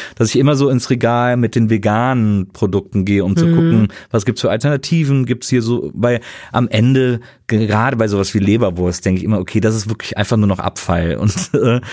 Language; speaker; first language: German; native; German